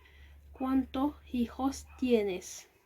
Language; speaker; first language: Spanish; non-native, local second language; Haitian Creole